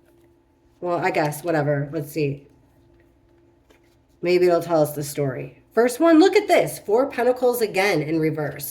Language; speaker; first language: English; native; English